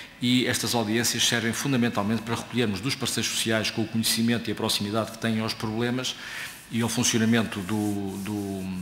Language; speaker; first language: Portuguese; native; Portuguese